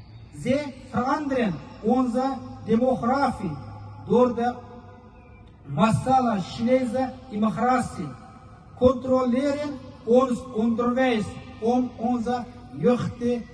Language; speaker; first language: Dutch; non-native, fluent; Uyghur